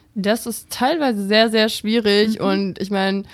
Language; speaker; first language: German; native; German